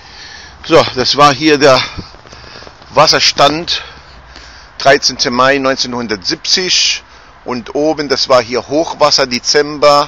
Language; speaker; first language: German; non-native, fluent; Arabic